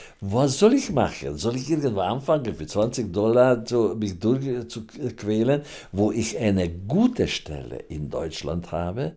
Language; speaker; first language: German; non-native, fluent; Hungarian